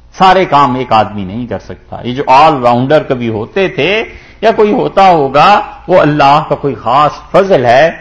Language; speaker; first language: Urdu; native; Urdu